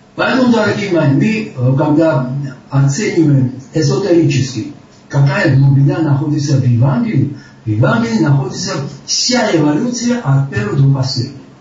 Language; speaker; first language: Russian; non-native, local second language; Georgian